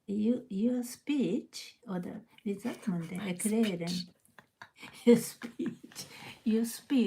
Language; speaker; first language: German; non-native, learner; Japanese